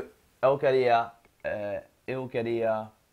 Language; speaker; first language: Portuguese; non-native, learner; English